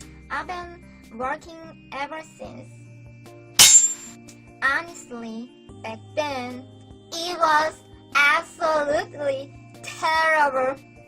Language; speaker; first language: English; non-native, fluent; Korean